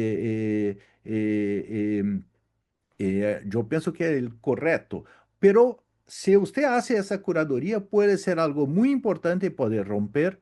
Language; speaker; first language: Spanish; non-native, learner; Portuguese